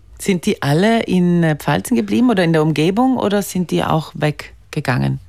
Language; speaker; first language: German; native; German